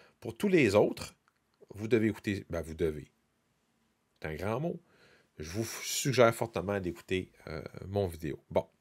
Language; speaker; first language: French; native; French